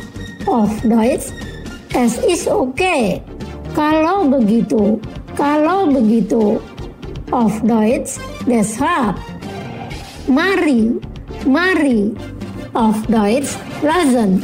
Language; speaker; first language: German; non-native, fluent; Indonesian